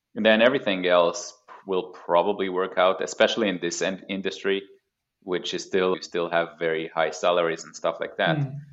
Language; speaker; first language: English; non-native, fluent; Hebrew